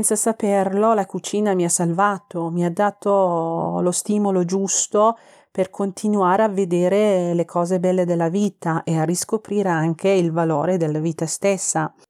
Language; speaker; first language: Italian; non-native, fluent; Persian